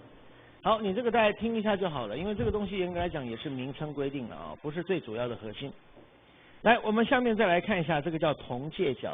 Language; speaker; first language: Chinese; native; Chinese